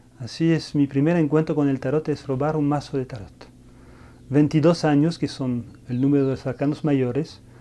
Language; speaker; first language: Spanish; non-native, fluent; French